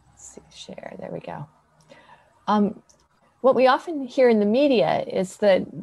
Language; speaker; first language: English; native; English